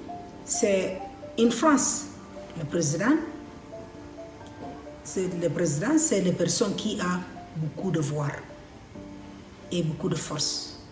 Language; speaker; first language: French; non-native, learner; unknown